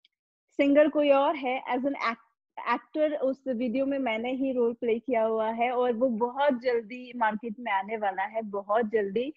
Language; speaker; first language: Hindi; non-native, fluent; Pashto